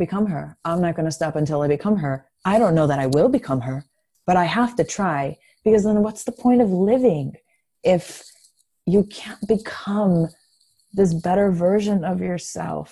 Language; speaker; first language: English; non-native, fluent; Greek